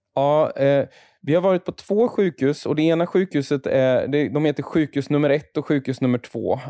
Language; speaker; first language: Swedish; native; Swedish